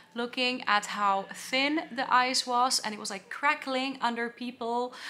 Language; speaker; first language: English; non-native, fluent; Finnish